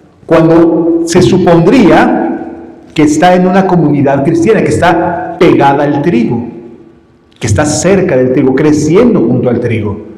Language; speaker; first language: Spanish; native; Spanish